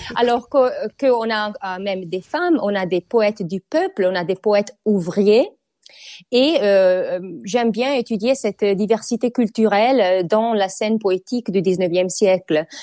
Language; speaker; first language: French; non-native, fluent; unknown